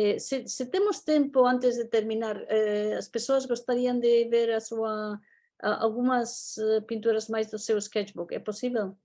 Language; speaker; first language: Portuguese; non-native, fluent; Spanish